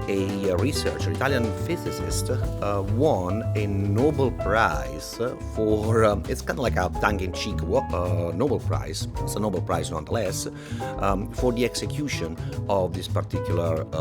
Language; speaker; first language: English; non-native, fluent; Italian